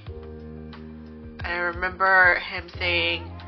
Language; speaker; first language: English; native; English